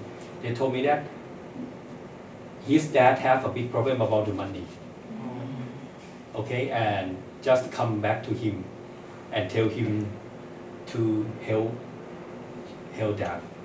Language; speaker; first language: English; non-native, learner; Thai